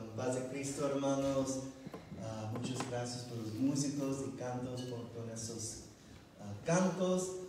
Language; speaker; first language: Spanish; non-native, learner; English